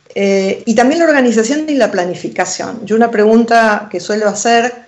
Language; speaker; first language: Spanish; native; Spanish